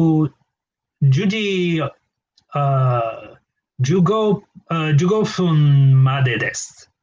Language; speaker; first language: Japanese; non-native, learner; English